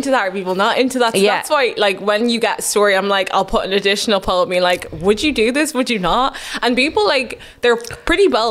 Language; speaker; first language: English; native; English